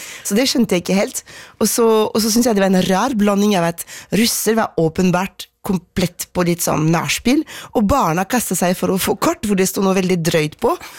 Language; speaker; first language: Norwegian; non-native, fluent; French